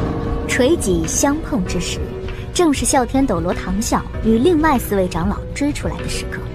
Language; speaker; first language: Chinese; native; Chinese